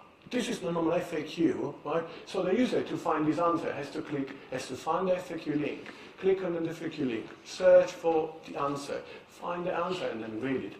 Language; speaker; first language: English; non-native, fluent; Italian